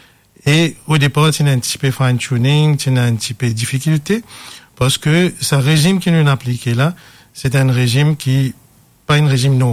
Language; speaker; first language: French; non-native, local second language; Morisyen